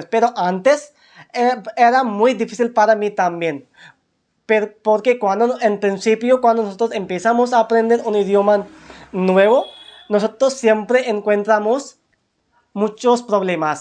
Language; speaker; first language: Spanish; non-native, learner; Hindi